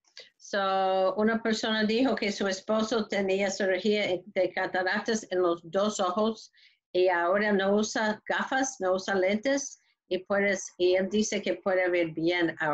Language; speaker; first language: Spanish; non-native, learner; English